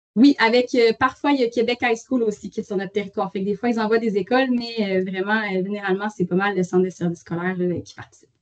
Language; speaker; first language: French; native; French